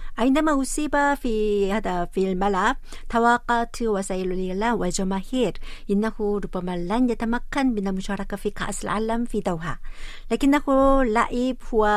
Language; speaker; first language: Arabic; non-native, fluent; Korean